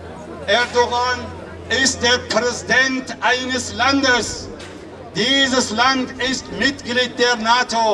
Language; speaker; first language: German; non-native, fluent; Kurdish